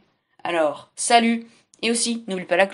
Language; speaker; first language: French; native; French